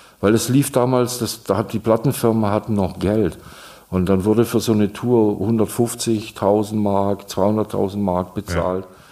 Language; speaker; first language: German; non-native, fluent; Czech